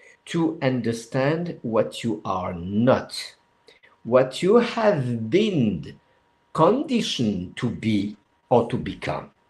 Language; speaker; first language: English; non-native, fluent; French